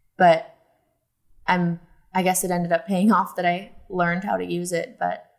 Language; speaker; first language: English; native; English